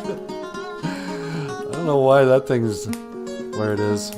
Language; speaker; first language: English; native; English